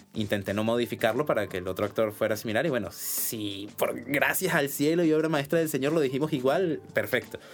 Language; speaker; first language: Spanish; native; Spanish